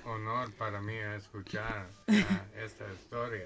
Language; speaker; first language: Spanish; non-native, learner; English